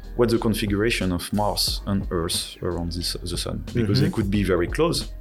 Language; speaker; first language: English; non-native, fluent; French